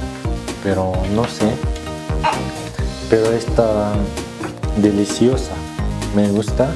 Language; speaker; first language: Spanish; non-native, learner; Turkish